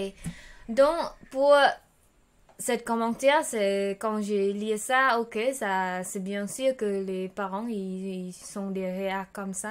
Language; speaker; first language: French; non-native, learner; Khmer